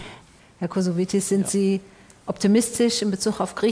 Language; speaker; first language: German; native; German